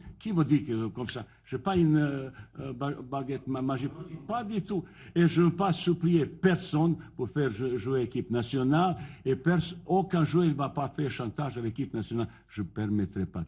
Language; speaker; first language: French; non-native, learner; Bosnian